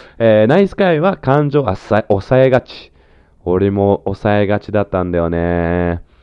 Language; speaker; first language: Japanese; non-native, fluent; English